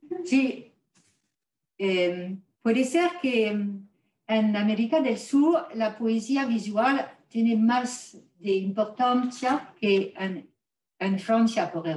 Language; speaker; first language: Spanish; non-native, learner; French